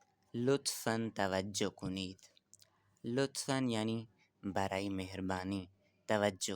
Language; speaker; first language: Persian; non-native, fluent; Urdu